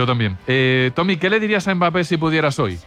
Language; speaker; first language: Spanish; native; Spanish